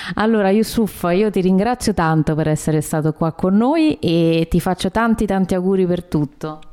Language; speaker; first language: Italian; native; Italian